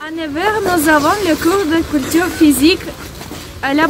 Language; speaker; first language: French; non-native, learner; Russian